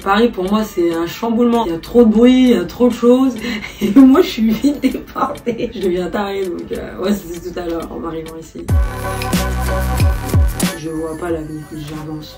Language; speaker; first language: French; native; French